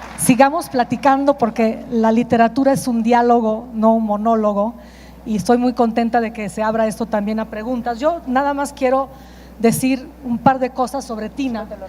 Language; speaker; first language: Spanish; non-native, fluent; Italian